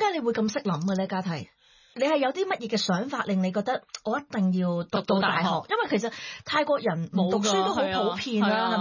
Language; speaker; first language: Cantonese; native; Cantonese